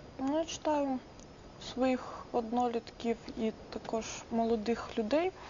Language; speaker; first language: Ukrainian; native; Ukrainian